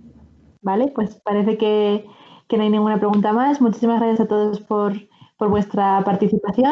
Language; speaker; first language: Spanish; native; Spanish